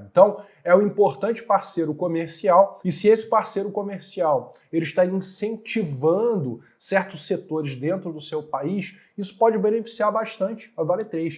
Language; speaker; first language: Portuguese; native; Portuguese